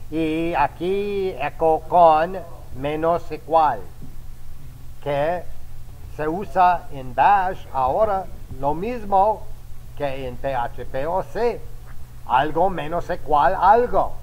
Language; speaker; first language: Spanish; non-native, fluent; English